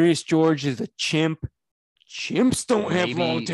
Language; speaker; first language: English; native; English